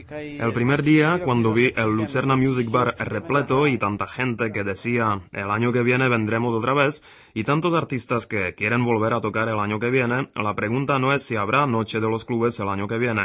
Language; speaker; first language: Spanish; native; Spanish